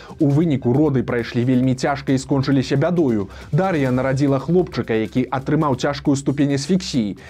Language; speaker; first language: Belarusian; native; Belarusian